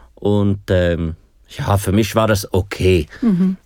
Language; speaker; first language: German; native; German